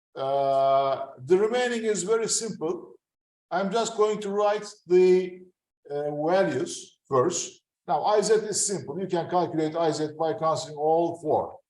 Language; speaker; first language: English; non-native, fluent; Turkish